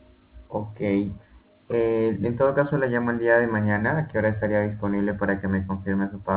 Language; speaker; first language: Spanish; native; Spanish